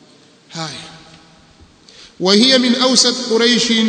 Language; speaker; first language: Arabic; non-native, fluent; Swahili